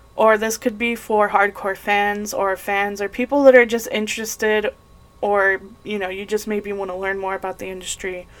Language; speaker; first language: English; native; English